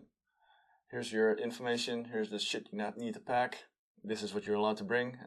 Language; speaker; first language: English; non-native, fluent; Dutch